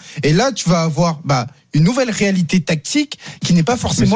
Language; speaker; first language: French; native; French